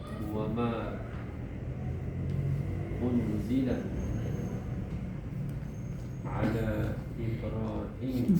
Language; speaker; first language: Arabic; non-native, fluent; Malay